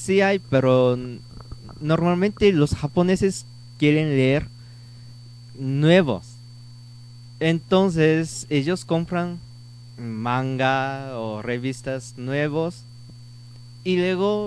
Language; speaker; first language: Spanish; non-native, learner; Japanese